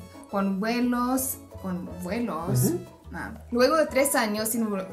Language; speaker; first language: Spanish; early bilingual, heritage; Spanish